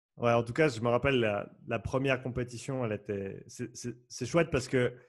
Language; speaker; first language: French; native; French